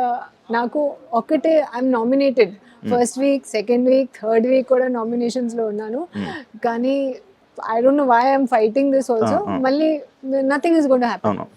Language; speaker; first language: Telugu; non-native, learner; Hindi